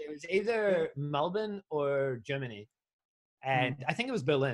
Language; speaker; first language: English; native; English